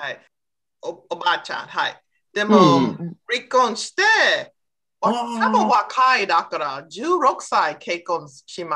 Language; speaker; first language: Japanese; non-native, learner; English